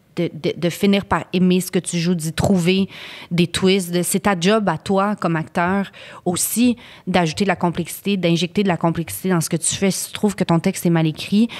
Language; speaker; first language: French; native; French